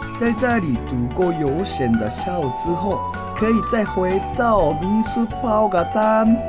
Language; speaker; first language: Chinese; non-native, fluent; Japanese